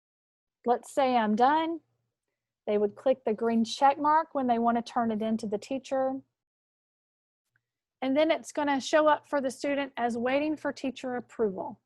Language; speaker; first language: English; native; English